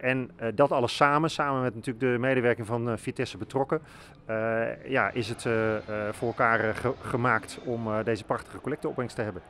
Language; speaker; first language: Dutch; native; Dutch